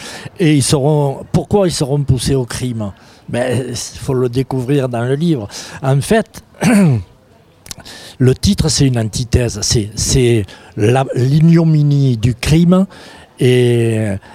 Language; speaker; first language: French; native; French